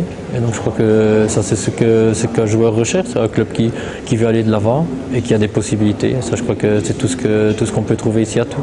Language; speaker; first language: French; native; French